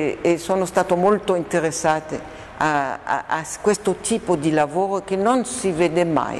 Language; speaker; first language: Italian; non-native, fluent; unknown